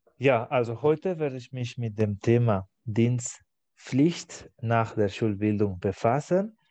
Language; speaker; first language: German; non-native, fluent; Spanish